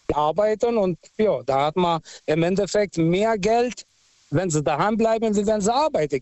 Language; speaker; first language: German; non-native, local second language; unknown